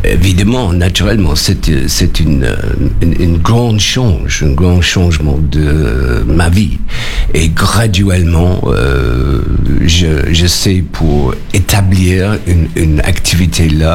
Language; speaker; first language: French; non-native, learner; English